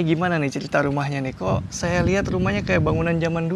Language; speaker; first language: Indonesian; native; Indonesian